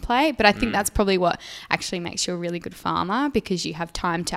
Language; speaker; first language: English; native; English